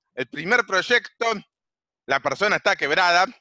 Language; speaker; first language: Spanish; native; Spanish